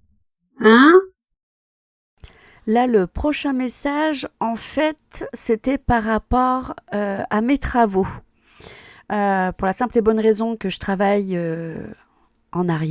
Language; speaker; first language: French; native; French